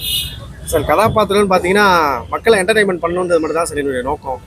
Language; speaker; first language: Tamil; native; Tamil